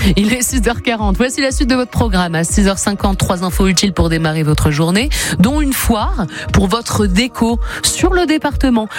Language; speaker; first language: French; native; French